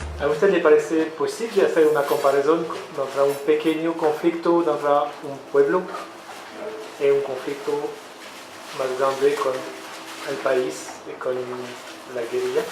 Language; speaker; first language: Spanish; non-native, learner; French